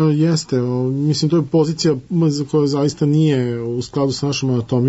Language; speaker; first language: Serbian; native; Serbian